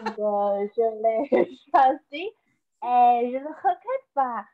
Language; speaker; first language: French; non-native, learner; Chinese